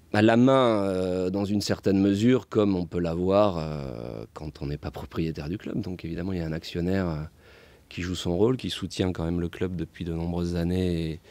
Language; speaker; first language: French; native; French